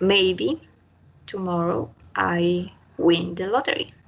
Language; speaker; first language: English; non-native, learner; Spanish